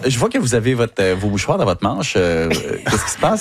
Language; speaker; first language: French; native; French